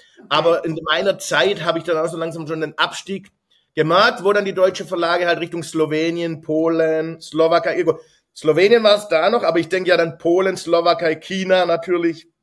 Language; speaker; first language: German; native; German